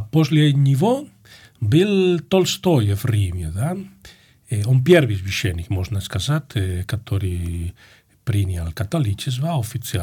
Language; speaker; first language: Russian; non-native, fluent; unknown